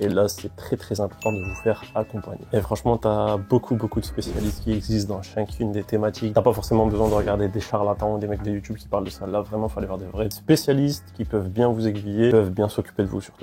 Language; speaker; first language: French; native; French